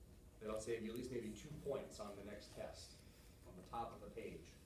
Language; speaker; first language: English; native; English